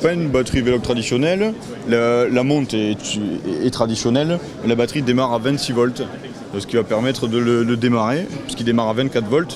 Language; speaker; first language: French; native; French